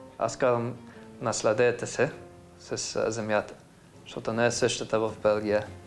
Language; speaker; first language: Bulgarian; non-native, fluent; Dutch